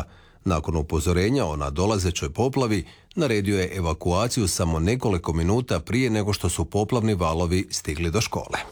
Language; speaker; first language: Serbian; native; Serbian